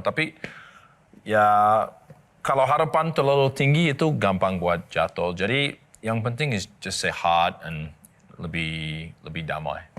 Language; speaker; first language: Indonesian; non-native, learner; English